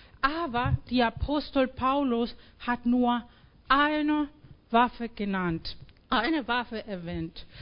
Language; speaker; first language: German; non-native, fluent; Spanish